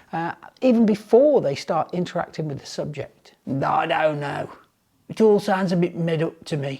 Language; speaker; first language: English; native; English